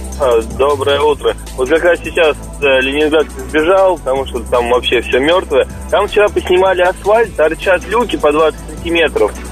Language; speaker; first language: Russian; native; Russian